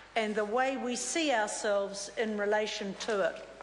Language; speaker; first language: English; native; English